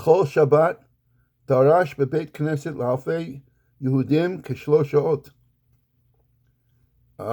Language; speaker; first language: Hebrew; non-native, fluent; English